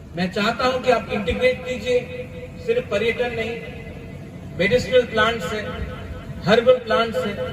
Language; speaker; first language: Hindi; non-native, local second language; Kok Borok